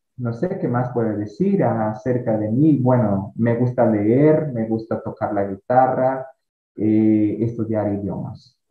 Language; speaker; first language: Spanish; non-native, fluent; Portuguese